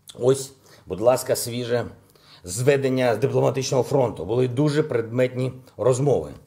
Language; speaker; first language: Ukrainian; non-native, local second language; Russian